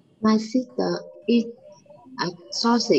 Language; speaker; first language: English; non-native, learner; Vietnamese